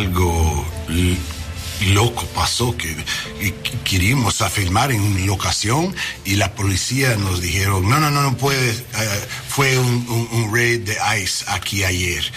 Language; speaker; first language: Spanish; non-native, learner; English